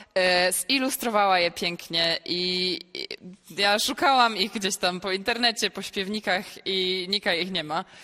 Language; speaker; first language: Polish; native; Polish